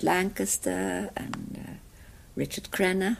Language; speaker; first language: Italian; non-native, fluent; English